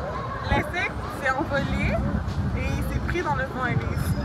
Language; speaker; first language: French; native; French